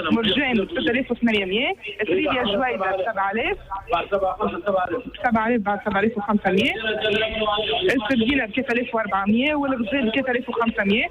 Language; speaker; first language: Arabic; native; Arabic